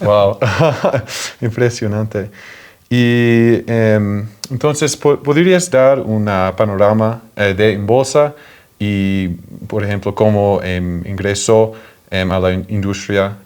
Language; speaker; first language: Spanish; non-native, fluent; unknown